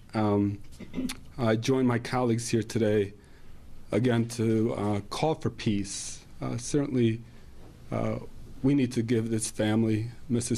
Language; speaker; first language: English; early bilingual, other home language; Spanish